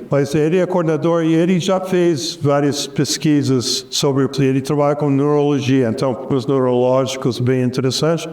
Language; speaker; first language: Portuguese; non-native, fluent; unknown